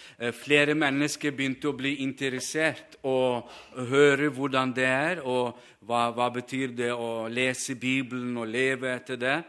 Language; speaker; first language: Norwegian; non-native, fluent; Ukrainian